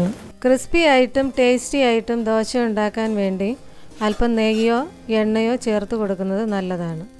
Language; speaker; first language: Malayalam; native; Malayalam